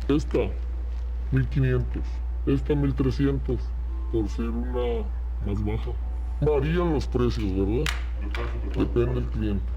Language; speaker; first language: Spanish; native; Spanish